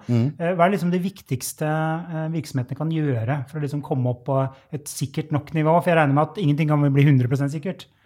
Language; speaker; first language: Norwegian; native; Norwegian